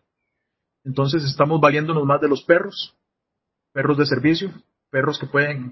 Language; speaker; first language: Spanish; native; Spanish